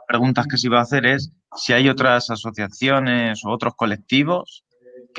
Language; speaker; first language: Spanish; native; Spanish